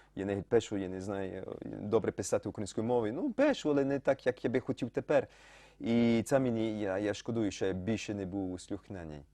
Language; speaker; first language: Ukrainian; early bilingual, heritage; Ukrainian